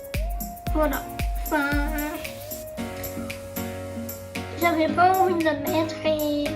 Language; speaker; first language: French; native; French